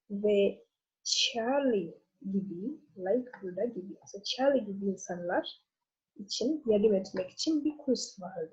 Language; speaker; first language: Turkish; non-native, learner; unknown